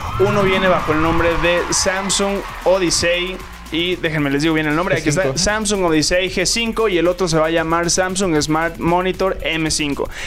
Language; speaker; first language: Spanish; native; Spanish